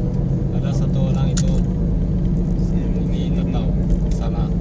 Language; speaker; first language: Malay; non-native, local second language; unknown